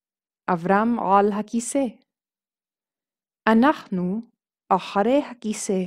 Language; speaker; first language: Hebrew; non-native, fluent; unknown